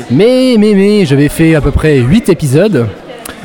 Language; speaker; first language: French; native; French